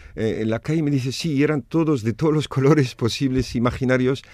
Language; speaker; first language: Spanish; non-native, fluent; Arabic